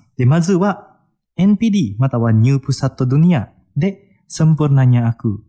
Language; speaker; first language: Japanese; non-native, fluent; Indonesian